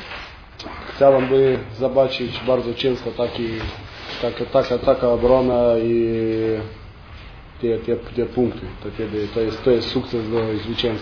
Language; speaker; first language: Polish; non-native, learner; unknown